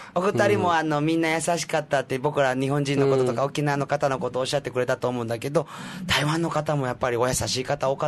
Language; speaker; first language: Japanese; native; Japanese